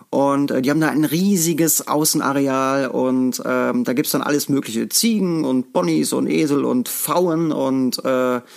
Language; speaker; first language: German; native; German